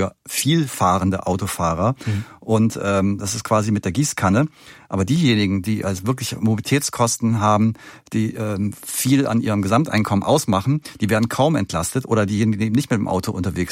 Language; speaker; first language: German; native; German